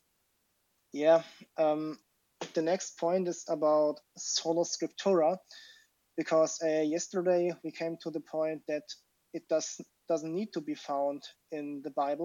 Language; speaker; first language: English; non-native, fluent; German